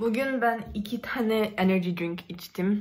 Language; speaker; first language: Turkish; non-native, learner; Korean